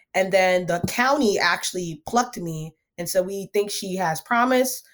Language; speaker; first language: English; early bilingual, other home language; Akan